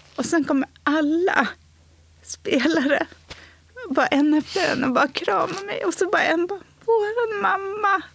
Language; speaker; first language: Swedish; native; Swedish